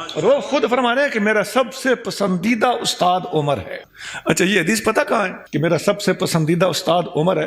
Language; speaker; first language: Urdu; non-native, local second language; Punjabi